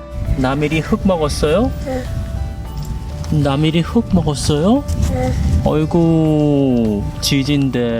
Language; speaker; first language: Korean; early bilingual, heritage; Korean